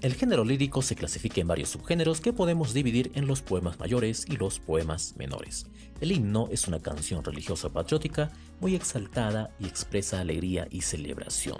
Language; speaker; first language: Spanish; native; Spanish